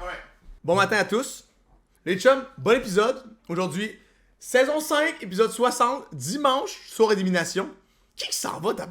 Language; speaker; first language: French; native; French